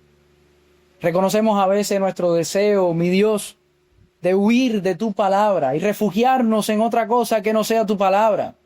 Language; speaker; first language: Spanish; native; Spanish